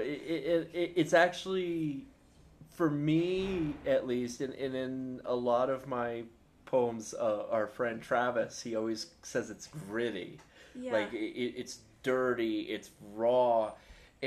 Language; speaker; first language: English; native; English